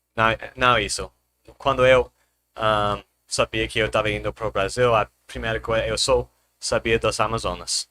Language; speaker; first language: Portuguese; non-native, fluent; English